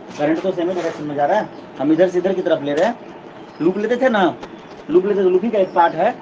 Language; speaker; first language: Hindi; native; Hindi